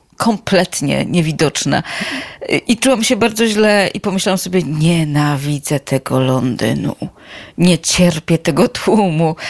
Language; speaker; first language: Polish; native; Polish